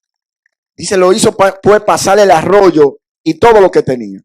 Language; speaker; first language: Spanish; native; Spanish